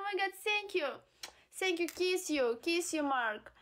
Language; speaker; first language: English; non-native, learner; Russian